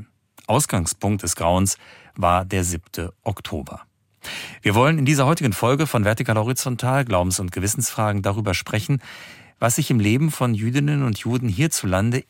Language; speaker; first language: German; native; German